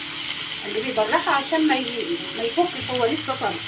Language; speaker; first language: Arabic; native; Arabic